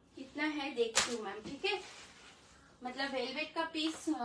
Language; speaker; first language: Hindi; non-native, local second language; Bangla